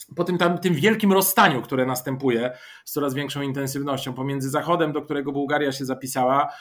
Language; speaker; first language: Polish; non-native, fluent; Bulgarian